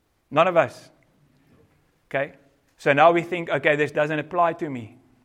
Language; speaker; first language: English; non-native, local second language; Afrikaans